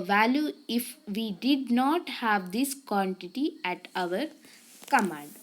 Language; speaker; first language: English; non-native, local second language; Kannada